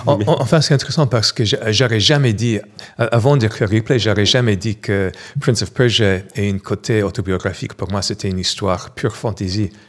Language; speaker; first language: French; non-native, fluent; English